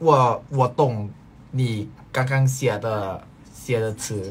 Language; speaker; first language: Chinese; non-native, learner; Thai